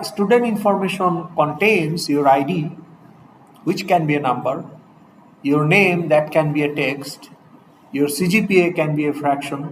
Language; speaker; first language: English; non-native, local second language; Bangla